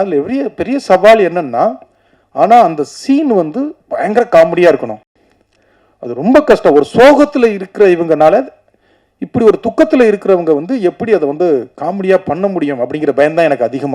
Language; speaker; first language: Tamil; native; Tamil